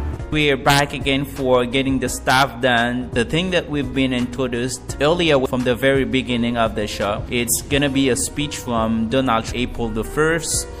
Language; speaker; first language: English; non-native, fluent; Haitian Creole